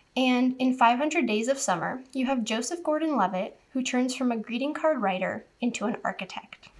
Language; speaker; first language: English; native; English